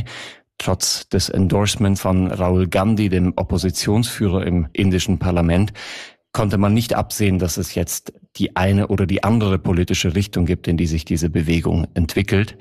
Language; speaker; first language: German; native; German